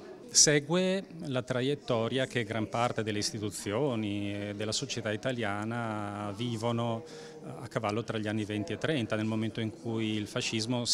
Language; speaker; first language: Italian; native; Italian